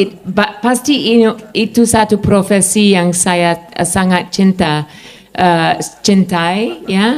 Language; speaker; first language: Indonesian; non-native, fluent; English